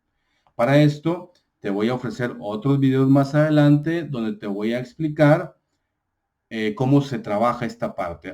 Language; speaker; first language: Spanish; native; Spanish